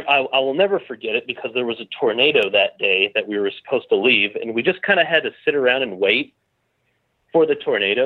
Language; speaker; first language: English; native; English